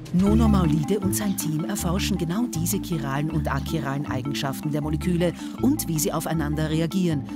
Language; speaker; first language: German; native; German